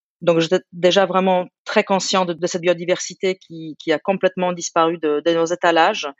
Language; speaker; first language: French; non-native, fluent; Polish